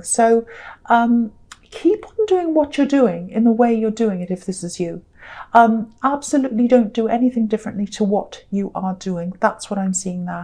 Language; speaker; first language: English; native; English